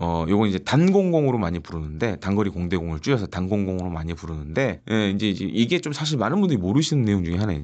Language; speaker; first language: Korean; native; Korean